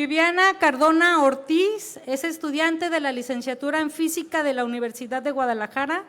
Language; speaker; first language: Spanish; native; Spanish